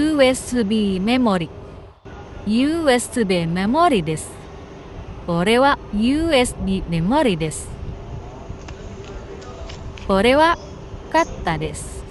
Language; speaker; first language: Japanese; non-native, fluent; Indonesian